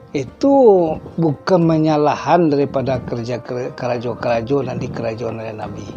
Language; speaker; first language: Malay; non-native, local second language; Minangkabau